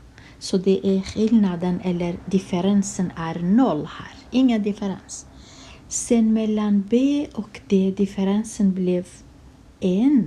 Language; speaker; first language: Swedish; non-native, fluent; Kurdish